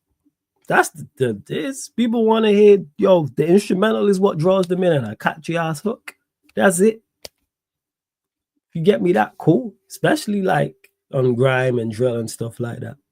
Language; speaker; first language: English; native; English